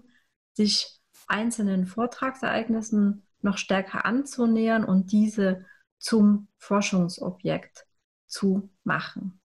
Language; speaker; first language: German; native; German